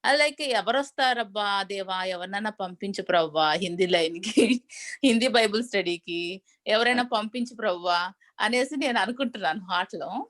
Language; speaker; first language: Telugu; native; Telugu